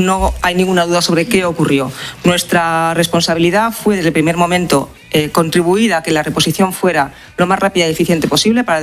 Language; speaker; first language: Spanish; native; Spanish